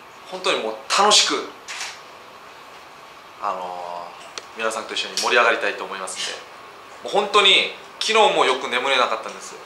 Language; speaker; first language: Japanese; non-native, fluent; Korean